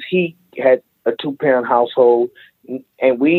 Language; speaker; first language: English; native; English